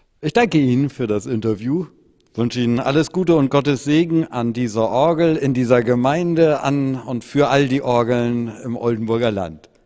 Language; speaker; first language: German; native; German